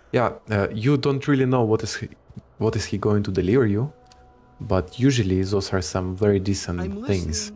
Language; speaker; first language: English; non-native, fluent; Ukrainian